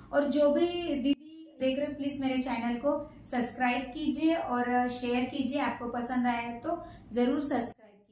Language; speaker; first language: Hindi; non-native, local second language; Marathi